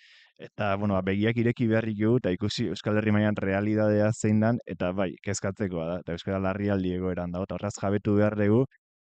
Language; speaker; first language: Basque; native; Basque